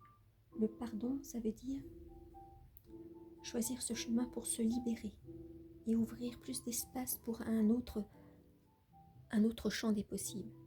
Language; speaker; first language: French; native; French